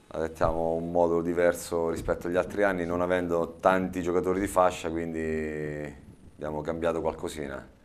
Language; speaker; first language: Italian; native; Italian